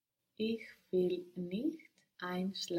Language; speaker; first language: German; non-native, learner; English